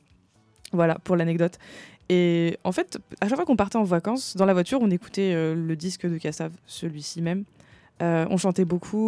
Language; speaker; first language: French; early bilingual, heritage; French